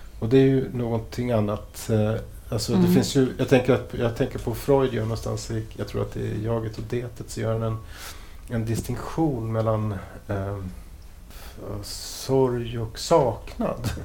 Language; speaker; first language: Swedish; native; Swedish